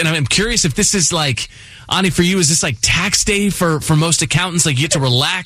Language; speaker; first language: English; native; English